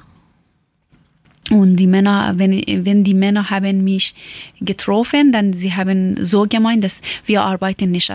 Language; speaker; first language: German; non-native, learner; Persian